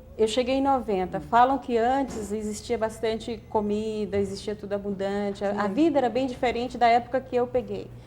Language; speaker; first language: Portuguese; native; Portuguese